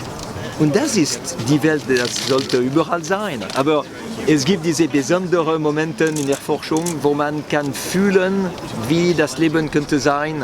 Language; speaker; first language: German; non-native, local second language; French